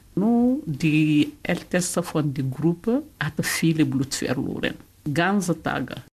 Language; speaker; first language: German; non-native, learner; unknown